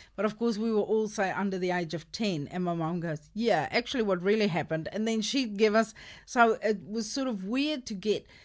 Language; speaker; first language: English; non-native, local second language; Afrikaans